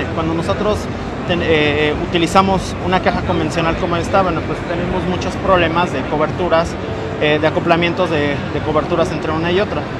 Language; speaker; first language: Spanish; native; Spanish